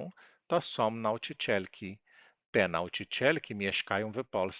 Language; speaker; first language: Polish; non-native, learner; Portuguese